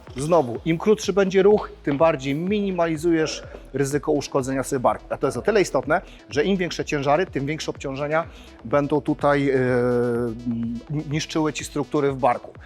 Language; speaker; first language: Polish; native; Polish